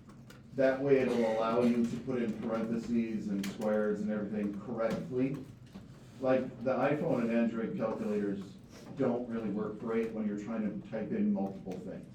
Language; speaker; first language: English; native; English